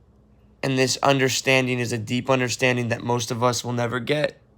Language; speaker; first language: English; native; English